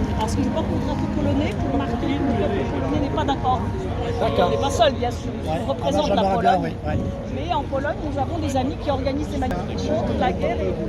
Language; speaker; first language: French; non-native, fluent; Polish